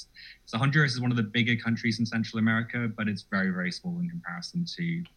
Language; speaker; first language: English; native; English